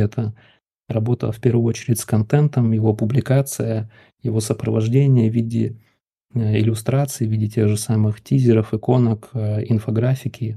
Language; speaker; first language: Russian; native; Russian